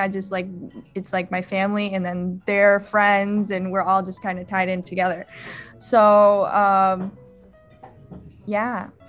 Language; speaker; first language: English; early bilingual, other home language; Arabic